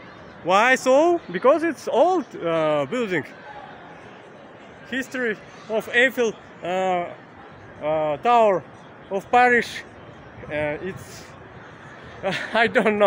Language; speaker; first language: English; non-native, learner; Russian